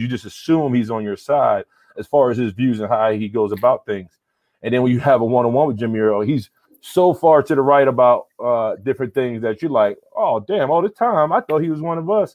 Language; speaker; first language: English; native; English